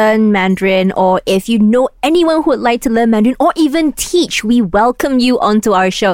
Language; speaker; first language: English; non-native, local second language; Cantonese